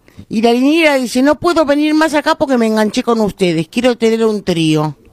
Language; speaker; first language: Spanish; native; Spanish